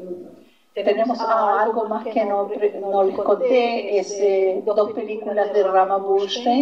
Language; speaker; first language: Spanish; non-native, fluent; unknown